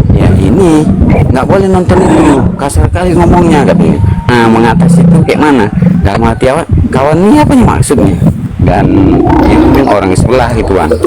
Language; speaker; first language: Indonesian; native; Indonesian